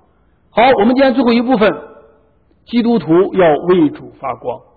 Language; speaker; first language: Chinese; native; Chinese